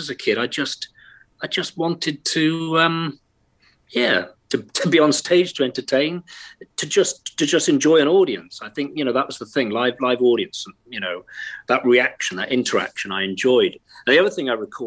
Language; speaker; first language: English; native; English